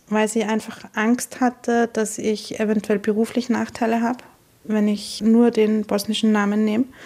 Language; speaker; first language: German; native; German